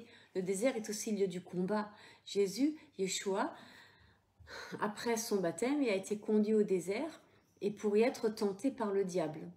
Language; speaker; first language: French; native; French